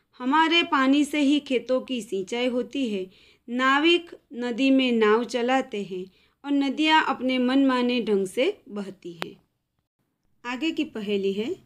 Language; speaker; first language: Hindi; non-native, local second language; Gujarati